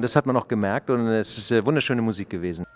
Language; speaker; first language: German; native; German